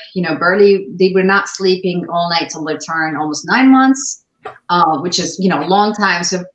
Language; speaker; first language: English; non-native, fluent; Arabic